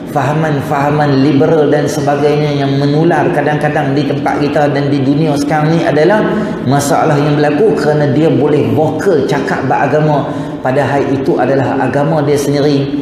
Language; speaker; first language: Malay; native; Malay